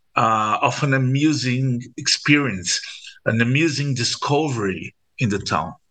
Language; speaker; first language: English; non-native, fluent; Portuguese